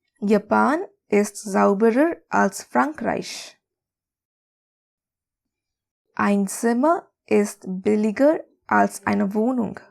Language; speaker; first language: German; non-native, fluent; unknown